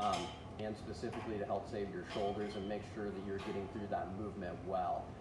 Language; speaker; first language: English; native; English